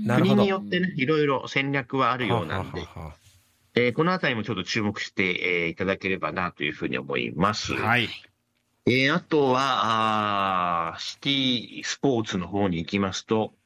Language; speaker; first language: Japanese; native; Japanese